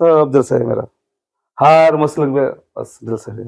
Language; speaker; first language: Hindi; non-native, learner; Bangla